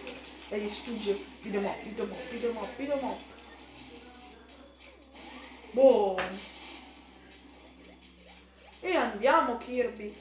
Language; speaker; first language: Italian; native; Italian